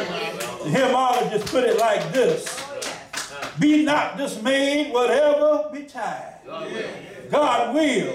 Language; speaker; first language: English; native; English